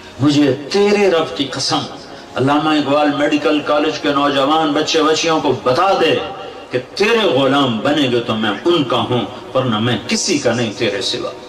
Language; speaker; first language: Urdu; non-native, local second language; Punjabi